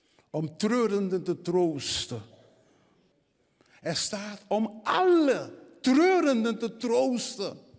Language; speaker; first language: Dutch; non-native, fluent; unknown